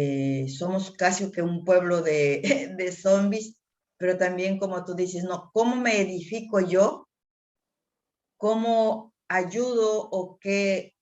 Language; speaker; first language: Spanish; native; Spanish